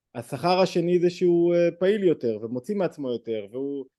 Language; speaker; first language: Hebrew; native; Hebrew